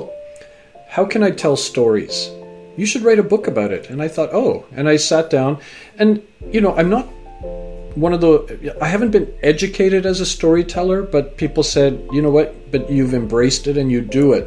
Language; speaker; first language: English; native; English